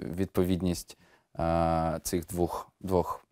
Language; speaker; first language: Ukrainian; native; Ukrainian